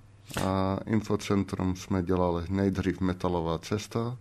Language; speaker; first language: Czech; non-native, fluent; Dutch